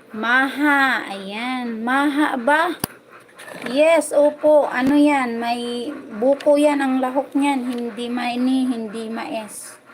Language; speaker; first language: Filipino; native; Filipino